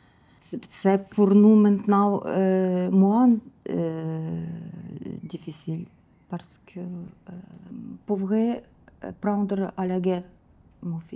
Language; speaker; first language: French; non-native, learner; Ukrainian